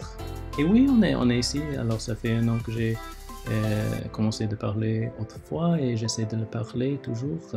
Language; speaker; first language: French; early bilingual, other home language; Chinese